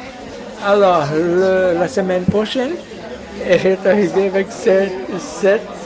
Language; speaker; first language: French; non-native, fluent; Portuguese